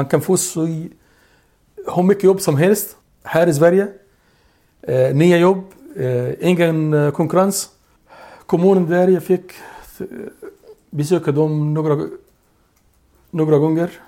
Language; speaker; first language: Swedish; non-native, local second language; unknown